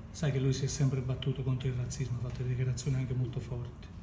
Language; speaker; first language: Italian; native; Italian